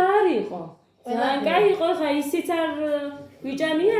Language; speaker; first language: Georgian; native; Georgian